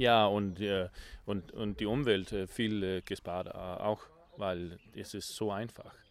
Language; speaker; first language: German; non-native, learner; Danish